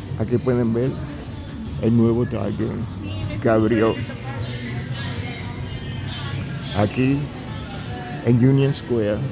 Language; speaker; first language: Spanish; early bilingual, heritage; Spanish